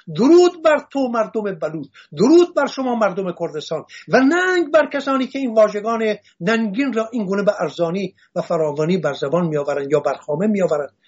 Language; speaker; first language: Persian; non-native, local second language; Assyrian Neo-Aramaic